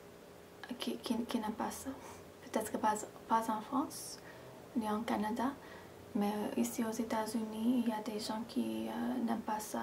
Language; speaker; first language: French; non-native, fluent; English